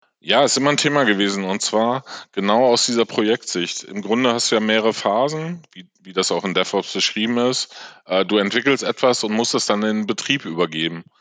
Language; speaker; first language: German; native; German